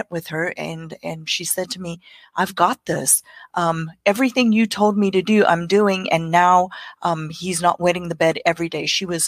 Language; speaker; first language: English; non-native, local second language; Afrikaans